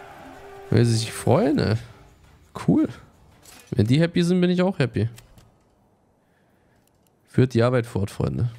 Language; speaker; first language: German; native; German